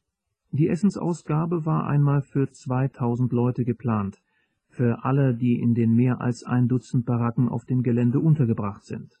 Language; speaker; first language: German; native; German